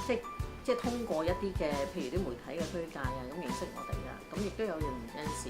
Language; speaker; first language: Cantonese; native; Cantonese